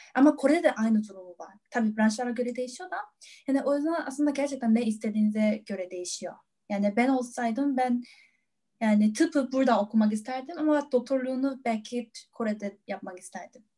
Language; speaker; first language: Turkish; non-native, fluent; Korean